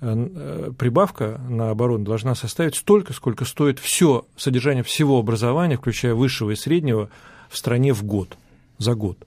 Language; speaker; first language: Russian; native; Russian